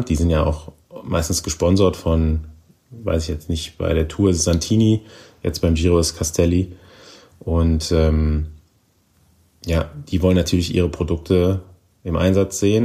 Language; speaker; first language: German; native; German